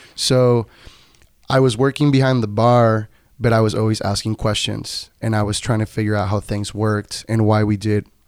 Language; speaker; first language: English; non-native, fluent; Spanish